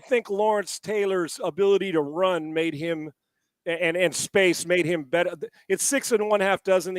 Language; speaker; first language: English; native; English